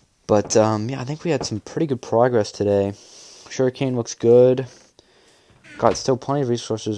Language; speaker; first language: English; native; English